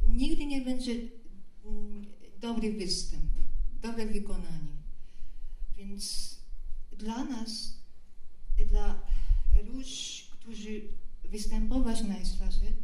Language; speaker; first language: Polish; non-native, fluent; Japanese